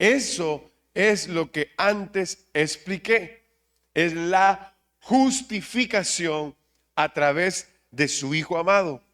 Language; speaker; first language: Spanish; native; Spanish